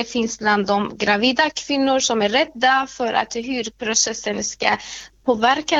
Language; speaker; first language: Swedish; non-native, fluent; Persian